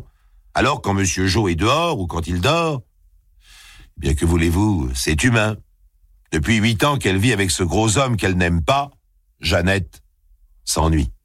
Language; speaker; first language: French; native; French